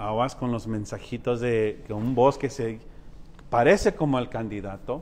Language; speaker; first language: Spanish; early bilingual, heritage; Spanish